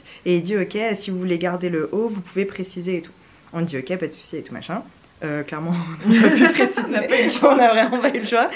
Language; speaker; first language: French; native; French